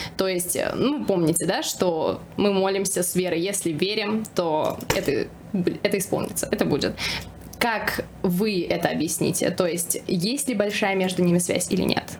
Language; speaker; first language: Russian; non-native, local second language; Armenian